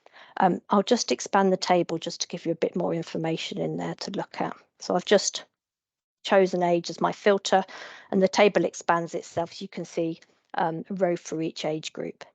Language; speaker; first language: English; native; English